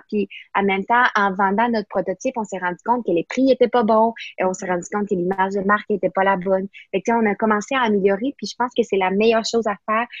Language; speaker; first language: French; non-native, fluent; Spanish